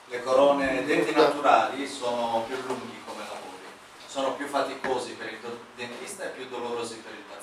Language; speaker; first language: Italian; native; Italian